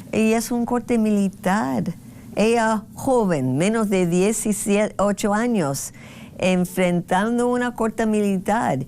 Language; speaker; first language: Spanish; non-native, fluent; English